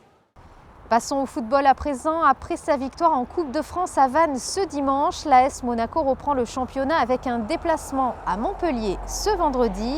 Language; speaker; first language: French; native; French